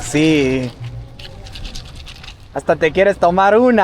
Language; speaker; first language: Spanish; early bilingual, heritage; English